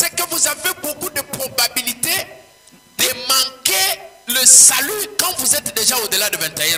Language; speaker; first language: French; non-native, local second language; Swahili